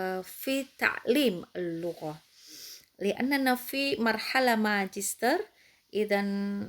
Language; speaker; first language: Arabic; non-native, fluent; Indonesian